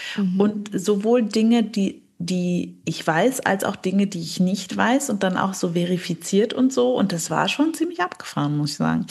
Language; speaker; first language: German; early bilingual, other home language; French